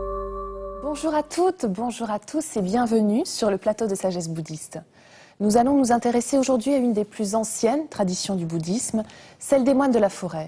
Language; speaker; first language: French; native; French